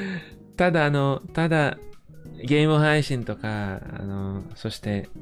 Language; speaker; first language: Japanese; non-native, fluent; English